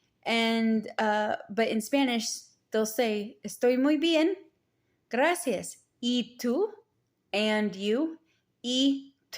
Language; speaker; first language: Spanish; non-native, learner; English